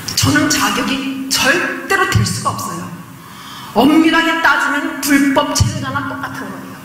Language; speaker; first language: Korean; native; Korean